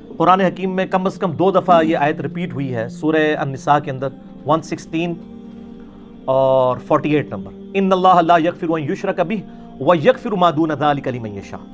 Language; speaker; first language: Urdu; non-native, local second language; Punjabi